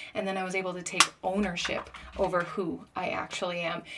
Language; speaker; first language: English; native; English